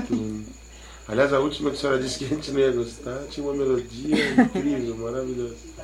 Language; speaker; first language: Portuguese; native; Portuguese